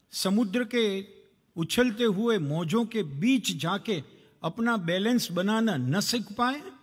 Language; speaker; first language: Hindi; non-native, local second language; Gujarati